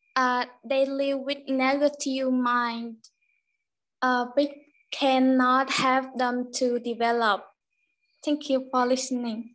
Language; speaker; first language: English; non-native, learner; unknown